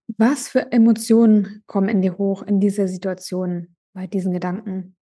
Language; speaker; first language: German; native; German